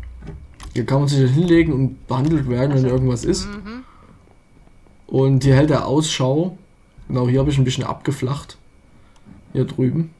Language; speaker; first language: German; native; German